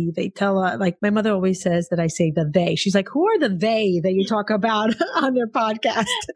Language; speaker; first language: English; non-native, fluent; Hebrew